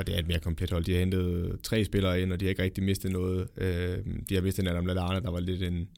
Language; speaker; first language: Danish; native; Danish